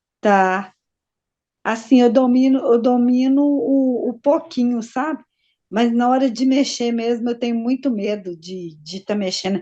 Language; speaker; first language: Portuguese; native; Portuguese